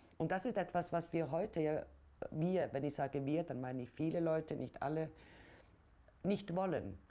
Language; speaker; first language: German; non-native, fluent; Icelandic